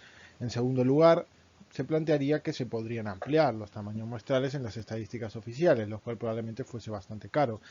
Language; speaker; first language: Spanish; native; Spanish